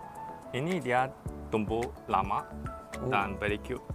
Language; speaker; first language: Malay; non-native, local second language; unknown